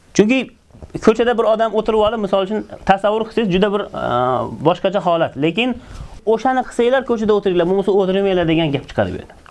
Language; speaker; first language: Uzbek; native; Uzbek